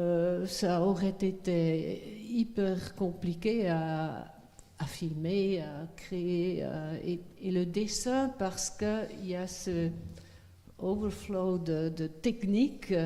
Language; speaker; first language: French; non-native, fluent; Swiss German